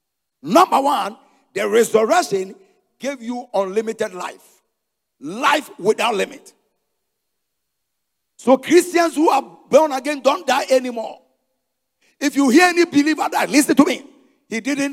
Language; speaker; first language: English; non-native, local second language; Akan